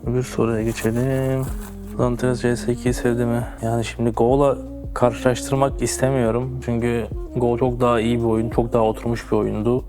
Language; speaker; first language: Turkish; native; Turkish